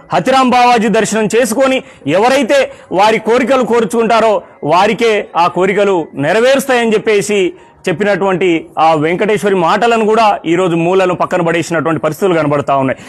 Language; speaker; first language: Telugu; non-native, local second language; Lambadi